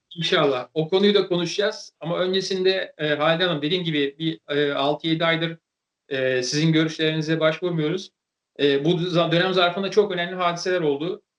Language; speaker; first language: Turkish; native; Turkish